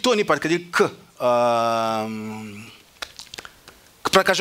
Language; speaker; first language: Russian; native; Russian